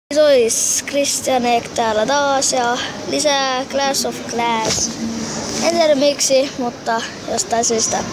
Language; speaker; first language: Finnish; native; Finnish